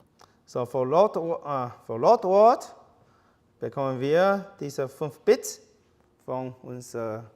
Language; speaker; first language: German; non-native, fluent; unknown